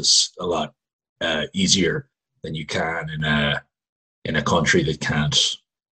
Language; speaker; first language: English; native; English